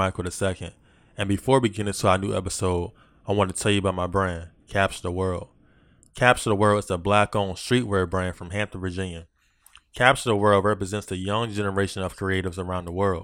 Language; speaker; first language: English; native; English